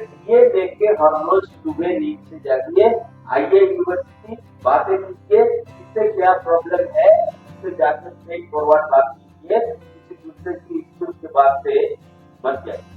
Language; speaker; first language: Hindi; non-native, local second language; Bangla